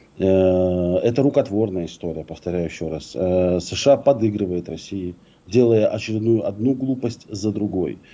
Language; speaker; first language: Russian; native; Russian